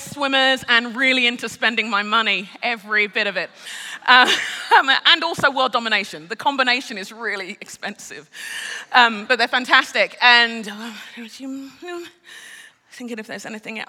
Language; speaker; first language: English; native; English